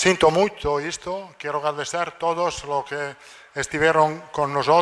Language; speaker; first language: Portuguese; non-native, fluent; Italian